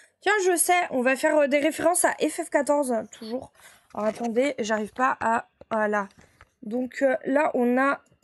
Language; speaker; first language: French; native; French